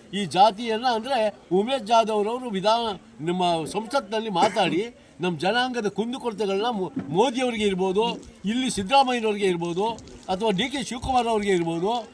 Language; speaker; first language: Kannada; non-native, local second language; Lambadi